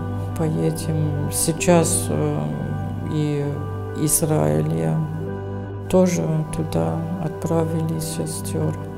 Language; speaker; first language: Russian; non-native, fluent; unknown